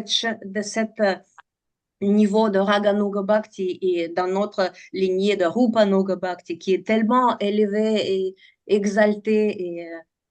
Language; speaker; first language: French; non-native, fluent; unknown